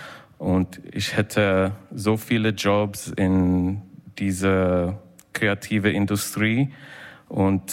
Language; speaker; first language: German; non-native, learner; English